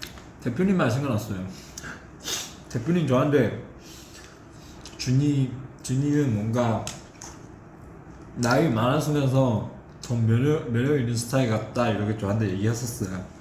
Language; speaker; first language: Korean; non-native, fluent; Chinese